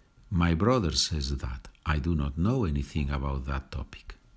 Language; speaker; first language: English; non-native, fluent; Spanish